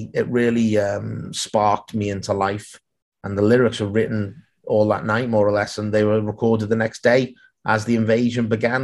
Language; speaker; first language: English; native; English